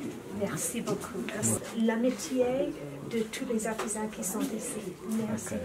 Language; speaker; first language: French; non-native, fluent; English